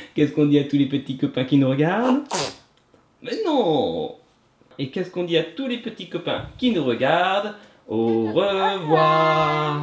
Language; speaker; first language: French; native; French